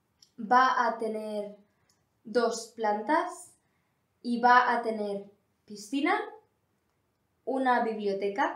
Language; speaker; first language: Spanish; non-native, learner; English